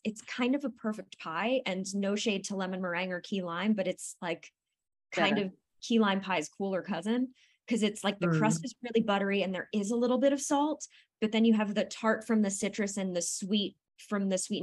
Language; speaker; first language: English; native; English